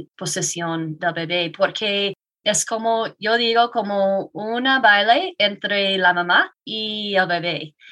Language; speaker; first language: Spanish; non-native, learner; English